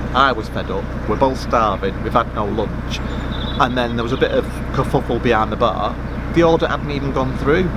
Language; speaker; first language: English; native; English